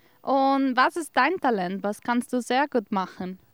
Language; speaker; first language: German; non-native, fluent; Spanish